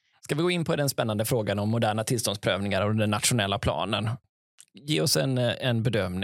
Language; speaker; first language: Swedish; native; Swedish